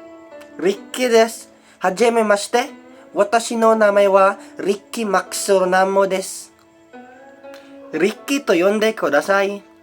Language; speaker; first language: Japanese; non-native, learner; Hiligaynon